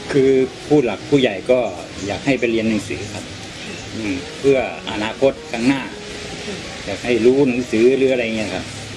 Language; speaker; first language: Thai; native; Thai